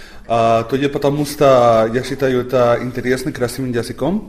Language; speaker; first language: Russian; non-native, fluent; Spanish